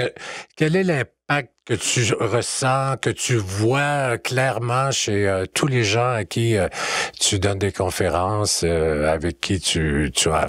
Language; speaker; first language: French; native; French